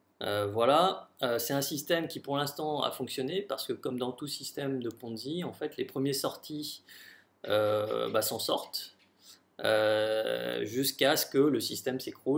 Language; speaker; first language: French; native; French